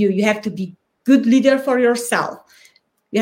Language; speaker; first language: English; non-native, fluent; Polish